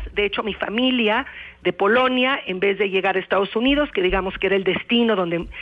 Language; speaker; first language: Spanish; native; Spanish